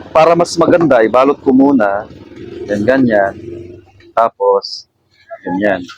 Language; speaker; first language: Filipino; native; Filipino